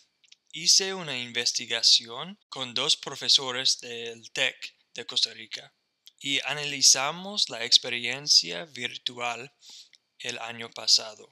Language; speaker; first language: Spanish; non-native, fluent; English